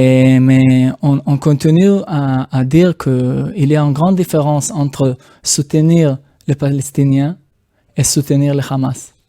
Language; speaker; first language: French; non-native, fluent; Hebrew